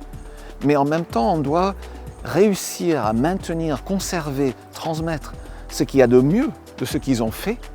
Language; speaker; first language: French; native; French